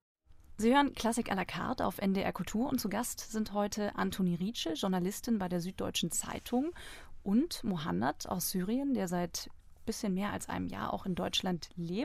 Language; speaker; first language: German; native; German